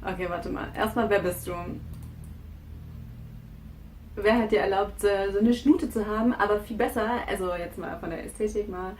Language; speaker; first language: German; native; German